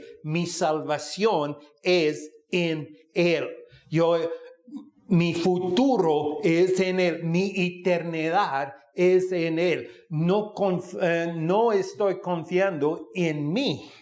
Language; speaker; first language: Spanish; non-native, fluent; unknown